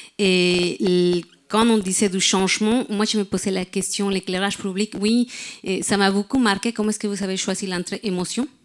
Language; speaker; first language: French; non-native, fluent; Spanish